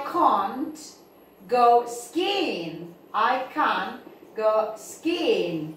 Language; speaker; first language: English; non-native, fluent; Spanish